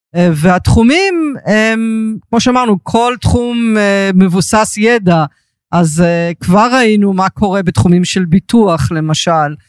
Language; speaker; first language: Hebrew; early bilingual, heritage; Hebrew